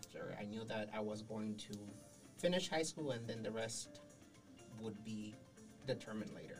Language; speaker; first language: English; non-native, fluent; Spanish